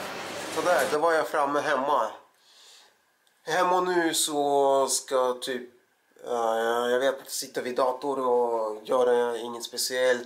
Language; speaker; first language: Swedish; early bilingual, other home language; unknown